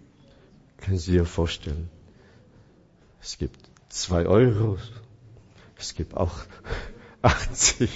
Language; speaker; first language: German; non-native, fluent; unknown